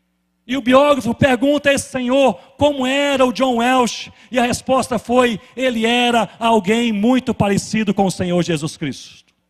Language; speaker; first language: Portuguese; native; Portuguese